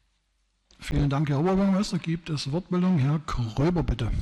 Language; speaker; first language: German; native; German